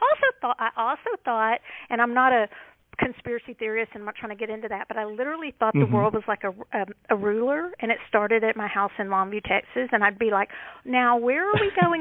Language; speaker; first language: English; native; English